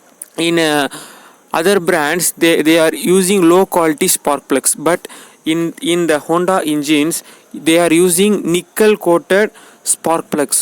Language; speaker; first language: English; non-native, local second language; Tamil